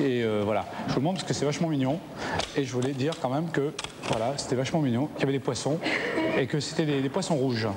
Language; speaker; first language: French; native; French